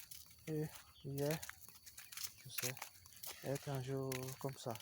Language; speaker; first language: French; non-native, learner; Portuguese